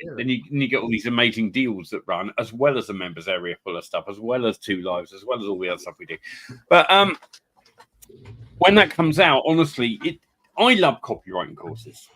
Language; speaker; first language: English; native; English